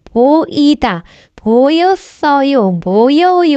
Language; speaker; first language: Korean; non-native, fluent; Indonesian